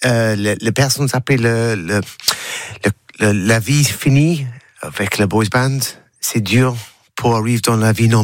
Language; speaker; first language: French; non-native, learner; English